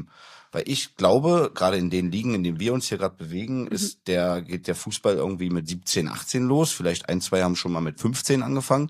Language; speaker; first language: German; native; German